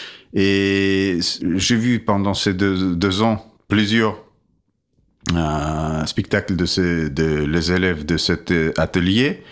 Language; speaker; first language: French; non-native, fluent; Russian